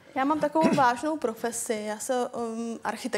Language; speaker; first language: Czech; native; Czech